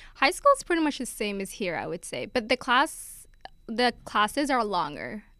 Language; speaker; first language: English; non-native, fluent; Finnish